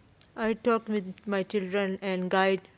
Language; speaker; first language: English; non-native, learner; Urdu